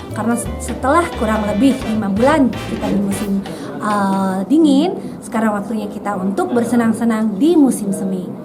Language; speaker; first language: Indonesian; native; Indonesian